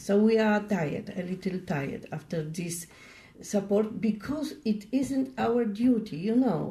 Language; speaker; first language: English; non-native, learner; Polish